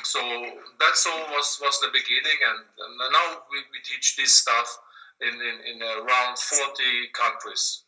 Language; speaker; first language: English; non-native, learner; German